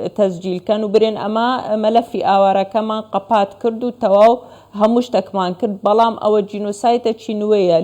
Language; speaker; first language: Central Kurdish; non-native, local second language; Kurdish